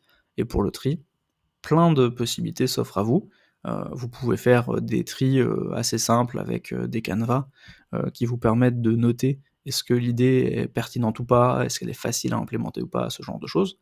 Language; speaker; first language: French; native; French